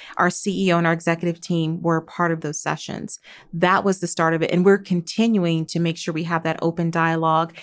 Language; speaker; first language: English; native; English